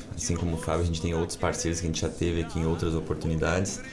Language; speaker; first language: Portuguese; native; Portuguese